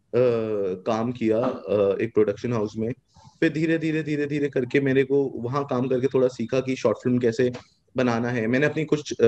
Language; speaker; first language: Hindi; native; Hindi